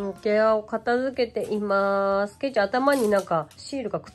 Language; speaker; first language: Japanese; native; Japanese